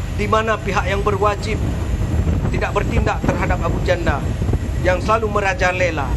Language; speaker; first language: Malay; non-native, local second language; Achinese